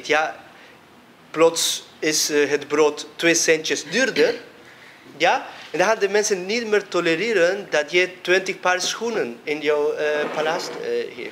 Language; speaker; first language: Dutch; non-native, fluent; Spanish